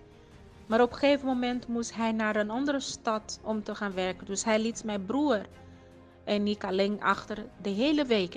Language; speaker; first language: Dutch; non-native, fluent; Portuguese